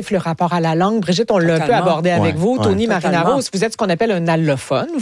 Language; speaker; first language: French; native; French